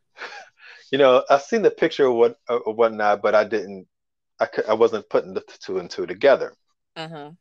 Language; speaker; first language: English; native; English